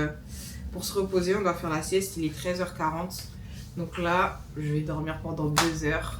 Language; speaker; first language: French; native; French